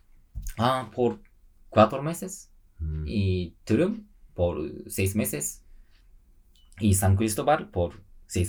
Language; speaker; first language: Spanish; non-native, learner; Japanese